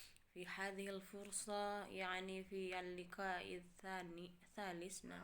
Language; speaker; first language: Arabic; non-native, fluent; Indonesian